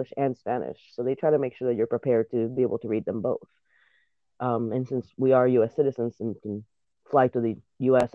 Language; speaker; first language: English; non-native, fluent; Spanish